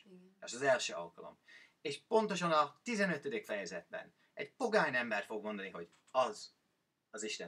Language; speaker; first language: Hungarian; non-native, learner; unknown